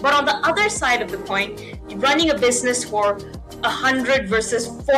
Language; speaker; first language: English; non-native, local second language; Tamil